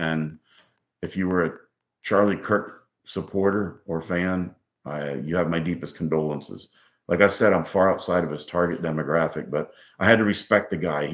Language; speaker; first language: English; native; English